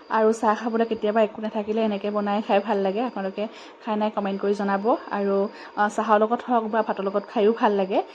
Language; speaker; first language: Assamese; native; Assamese